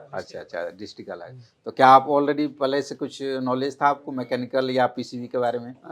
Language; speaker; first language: Hindi; native; Hindi